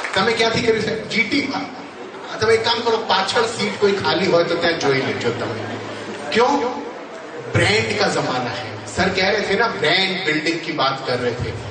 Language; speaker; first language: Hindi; native; Hindi